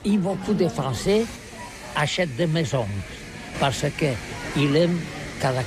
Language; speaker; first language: French; non-native, learner; Catalan